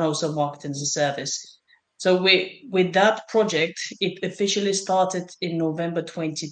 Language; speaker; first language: English; non-native, fluent; Bulgarian